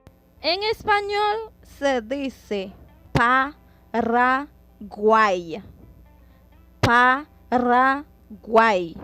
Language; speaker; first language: Spanish; non-native, fluent; Haitian Creole